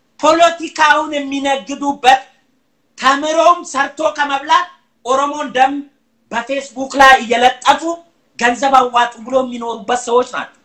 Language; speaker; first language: Amharic; non-native, local second language; Oromo